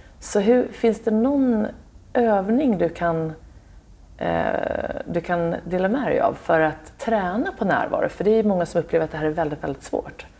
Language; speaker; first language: Swedish; native; Swedish